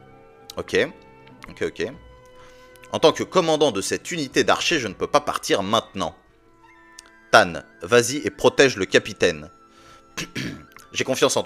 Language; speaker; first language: French; native; French